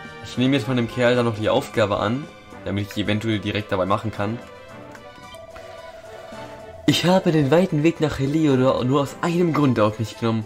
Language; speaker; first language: German; native; German